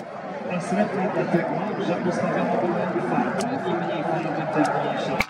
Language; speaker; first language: Polish; native; Polish